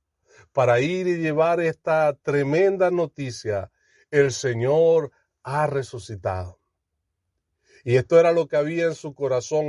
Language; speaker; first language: Spanish; native; Spanish